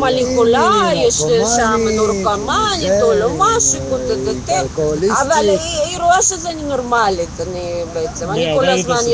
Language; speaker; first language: Hebrew; non-native, local second language; Russian